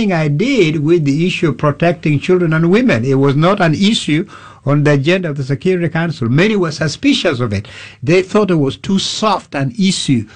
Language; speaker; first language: English; non-native, local second language; Acoli